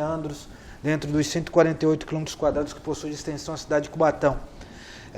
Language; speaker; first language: Portuguese; native; Portuguese